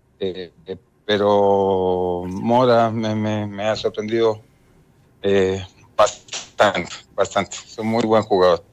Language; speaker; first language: Spanish; native; Spanish